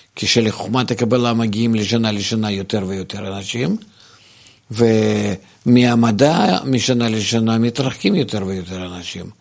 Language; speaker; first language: Hebrew; non-native, fluent; Russian